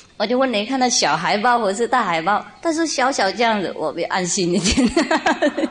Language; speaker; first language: Chinese; non-native, fluent; Vietnamese